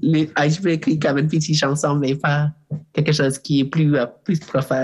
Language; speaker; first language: French; non-native, learner; English